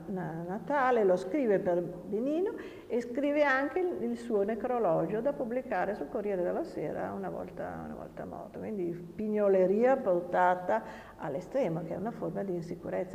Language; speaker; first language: Italian; native; Italian